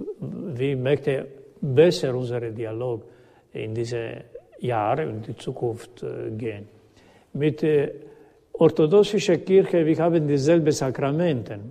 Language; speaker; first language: German; non-native, learner; Croatian